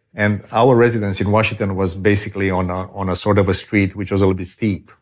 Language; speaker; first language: English; non-native, fluent; Romanian